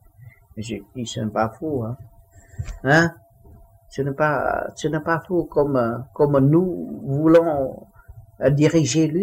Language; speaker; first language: French; non-native, learner; Vietnamese